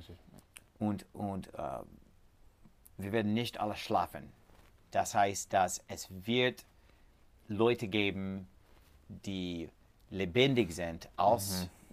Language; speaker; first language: German; non-native, learner; English